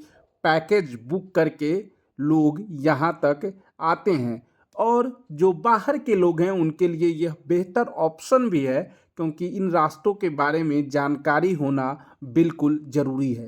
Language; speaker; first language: Hindi; native; Hindi